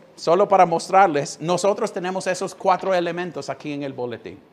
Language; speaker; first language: Spanish; non-native, fluent; English